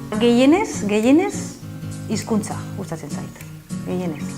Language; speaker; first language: Basque; non-native, local second language; Spanish